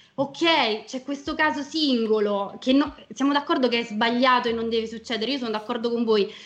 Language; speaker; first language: Italian; native; Italian